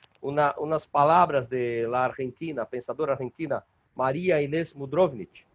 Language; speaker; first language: Spanish; non-native, learner; Portuguese